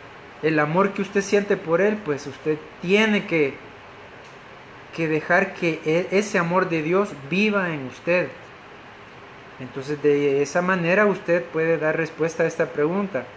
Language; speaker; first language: Spanish; native; Spanish